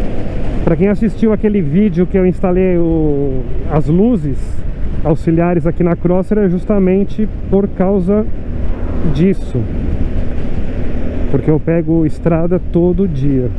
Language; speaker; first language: Portuguese; native; Portuguese